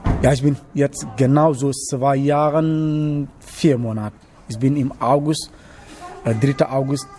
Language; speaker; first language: German; non-native, learner; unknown